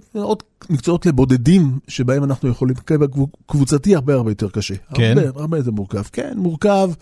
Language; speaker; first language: Hebrew; native; Hebrew